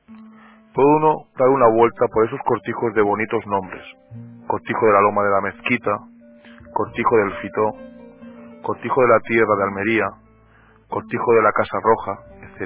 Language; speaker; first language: Spanish; native; Spanish